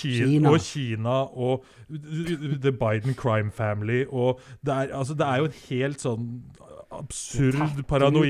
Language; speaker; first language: Norwegian; native; Norwegian